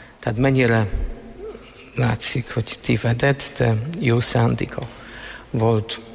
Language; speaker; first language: Hungarian; non-native, fluent; Polish